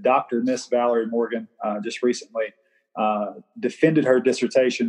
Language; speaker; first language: English; native; English